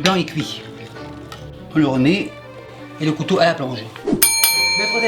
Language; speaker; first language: French; native; French